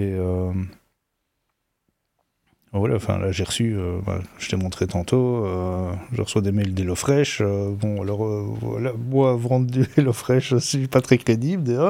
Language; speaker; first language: French; native; French